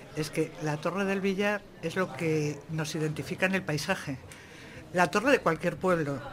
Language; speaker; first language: Spanish; native; Spanish